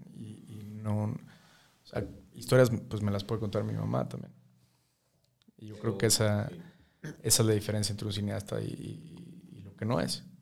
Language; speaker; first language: Spanish; native; Spanish